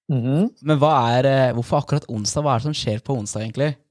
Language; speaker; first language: Norwegian; native; Norwegian